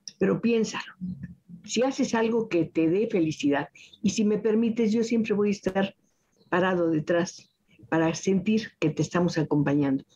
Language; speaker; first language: Spanish; native; Spanish